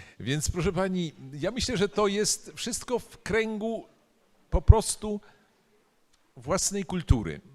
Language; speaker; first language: Polish; native; Polish